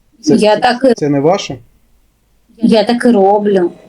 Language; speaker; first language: Ukrainian; non-native, learner; Russian